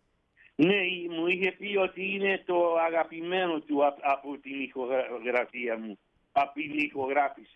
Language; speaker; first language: Greek; early bilingual, heritage; Greek